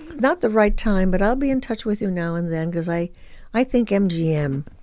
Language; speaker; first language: English; early bilingual, other home language; Spanish